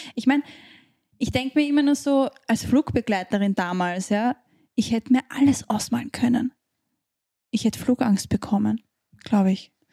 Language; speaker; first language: German; native; German